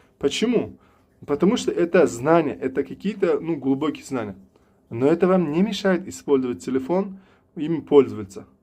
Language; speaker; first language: Russian; non-native, local second language; Uzbek